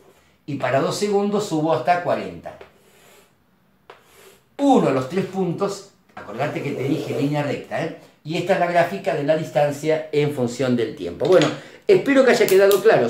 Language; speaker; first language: Spanish; native; Spanish